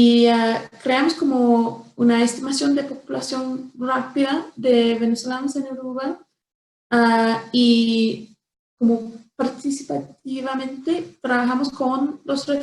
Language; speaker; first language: Spanish; non-native, fluent; English